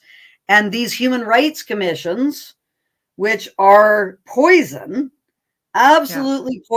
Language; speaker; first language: English; native; English